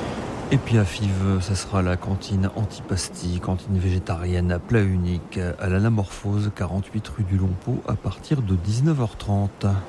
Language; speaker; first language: French; native; French